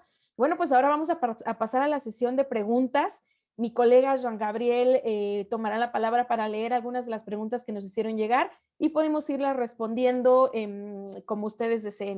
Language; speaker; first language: Spanish; native; Spanish